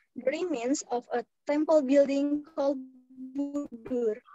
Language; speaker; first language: English; non-native, fluent; Indonesian